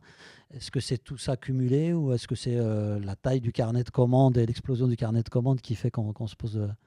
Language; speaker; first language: French; native; French